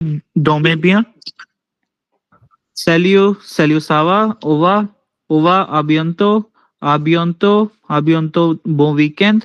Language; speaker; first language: French; non-native, learner; Hindi